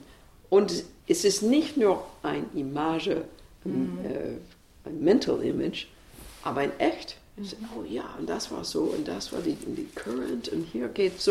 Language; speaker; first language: German; non-native, learner; English